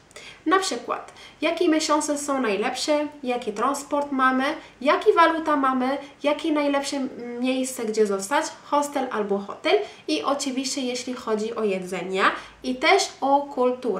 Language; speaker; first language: Polish; non-native, fluent; Arabic